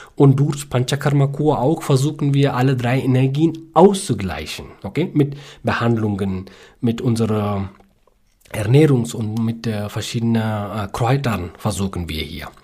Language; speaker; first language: German; non-native, fluent; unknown